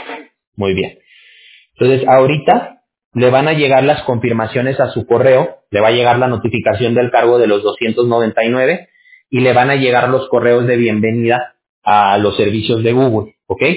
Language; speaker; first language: Spanish; native; Spanish